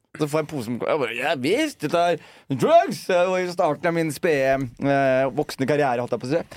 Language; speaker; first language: Norwegian; early bilingual, other home language; Somali